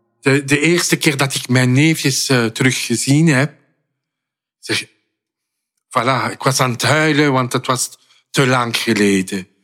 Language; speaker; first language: Dutch; non-native, fluent; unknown